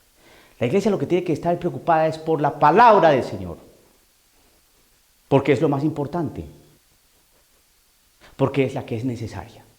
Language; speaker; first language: Spanish; native; Spanish